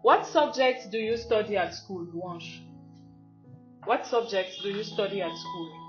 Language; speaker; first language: English; non-native, fluent; French